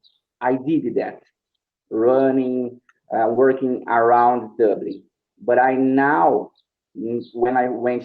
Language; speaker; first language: English; non-native, learner; Portuguese